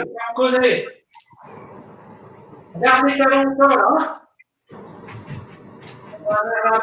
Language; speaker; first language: French; native; French